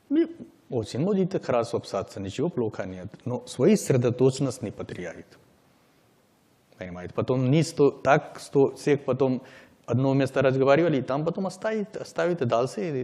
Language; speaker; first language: Russian; non-native, learner; Hindi